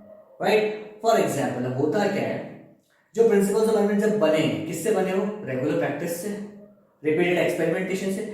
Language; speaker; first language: Hindi; native; Hindi